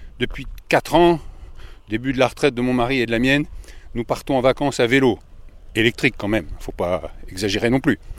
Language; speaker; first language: French; native; French